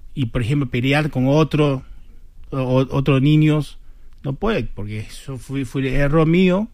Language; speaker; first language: Spanish; non-native, learner; Chinese